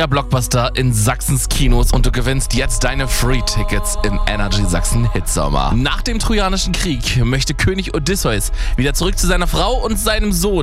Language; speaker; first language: German; native; German